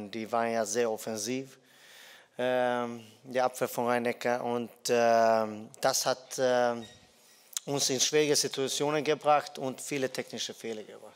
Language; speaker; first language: German; non-native, fluent; Dutch